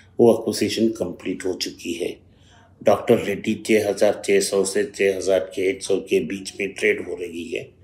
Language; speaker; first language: Hindi; non-native, local second language; Tamil